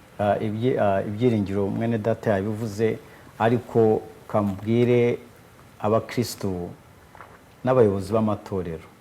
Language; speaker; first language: Kinyarwanda; early bilingual, heritage; Kinyarwanda